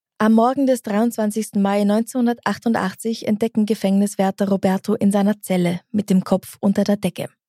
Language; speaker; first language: German; native; German